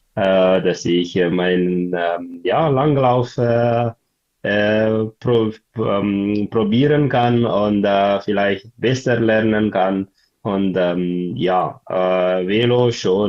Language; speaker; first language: German; non-native, learner; Tigrinya